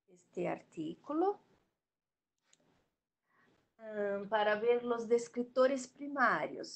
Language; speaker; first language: Spanish; non-native, learner; Portuguese